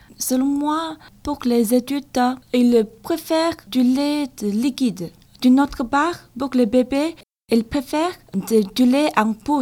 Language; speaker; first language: French; non-native, learner; Chinese